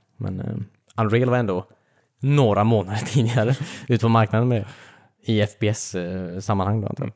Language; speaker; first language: Swedish; native; Swedish